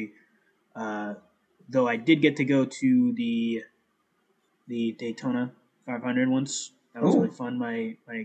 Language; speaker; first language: English; native; English